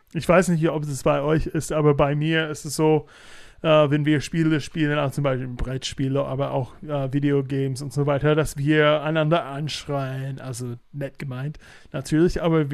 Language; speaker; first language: German; non-native, fluent; English